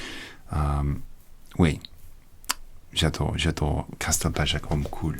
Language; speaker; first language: French; non-native, learner; English